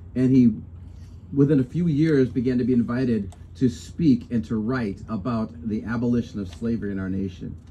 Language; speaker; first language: English; native; English